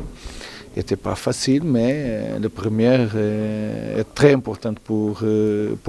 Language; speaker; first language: French; non-native, learner; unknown